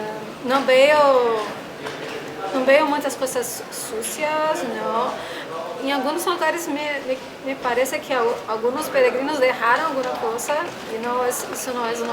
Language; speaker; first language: Spanish; non-native, local second language; Portuguese